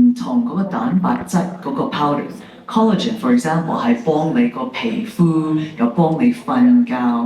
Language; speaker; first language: Cantonese; early bilingual, heritage; English